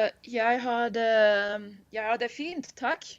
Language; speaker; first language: Norwegian; non-native, learner; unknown